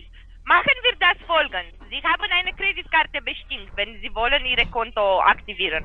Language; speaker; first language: German; non-native, learner; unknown